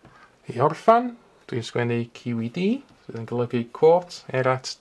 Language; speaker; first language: Welsh; native; Welsh